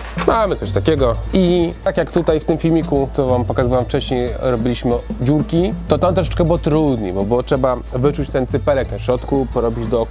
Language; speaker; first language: Polish; native; Polish